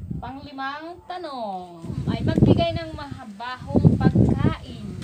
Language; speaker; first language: Filipino; non-native, local second language; Waray